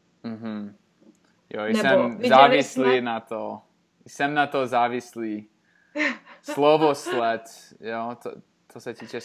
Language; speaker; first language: Czech; non-native, learner; English